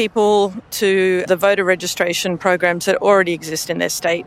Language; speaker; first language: English; native; English